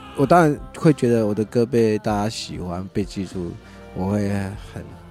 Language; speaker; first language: Chinese; native; Chinese